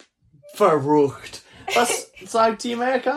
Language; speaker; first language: German; non-native, learner; English